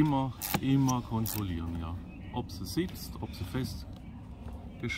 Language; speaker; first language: German; native; German